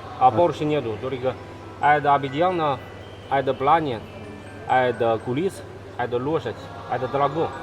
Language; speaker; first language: Russian; non-native, learner; Chinese